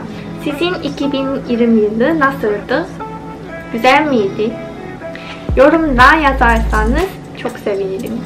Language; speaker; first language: Turkish; non-native, fluent; Korean